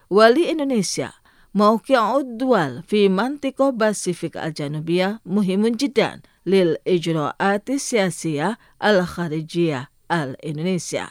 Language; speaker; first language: Arabic; non-native, fluent; Indonesian